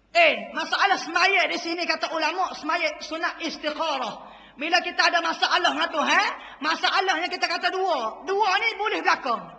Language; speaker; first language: Malay; native; Malay